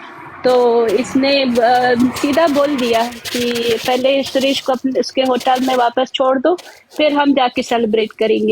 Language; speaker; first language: Hindi; native; Hindi